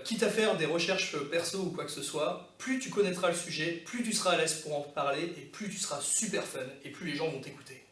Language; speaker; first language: French; native; French